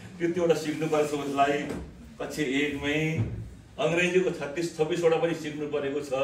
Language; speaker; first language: Nepali; non-native, local second language; Eastern Tamang